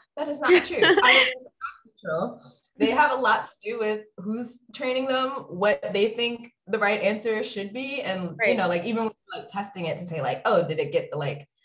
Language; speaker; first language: English; native; English